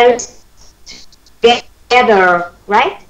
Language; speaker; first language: English; non-native, learner; Vietnamese